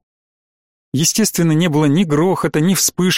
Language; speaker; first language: Russian; native; Russian